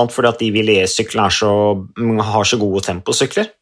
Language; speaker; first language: Norwegian; native; Norwegian